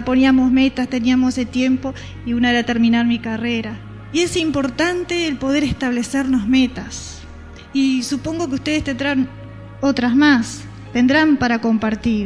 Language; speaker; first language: Spanish; native; Spanish